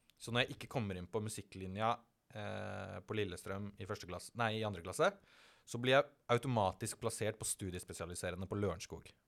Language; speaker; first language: Norwegian; early bilingual, other home language; Tamil